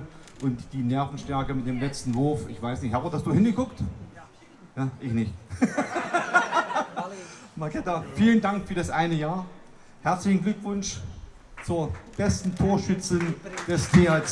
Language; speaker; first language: German; native; German